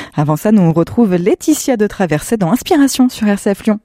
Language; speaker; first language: French; native; French